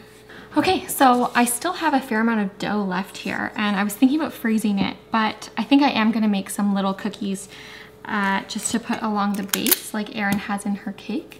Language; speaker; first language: English; native; English